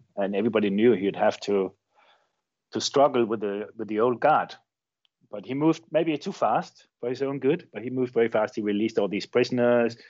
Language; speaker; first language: English; non-native, fluent; Danish